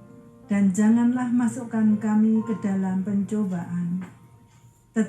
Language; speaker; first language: Indonesian; native; Indonesian